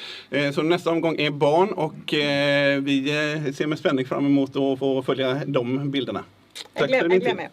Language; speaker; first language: Swedish; native; Swedish